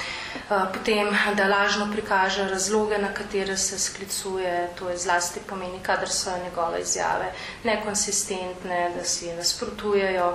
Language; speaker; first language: Slovenian; native; Slovenian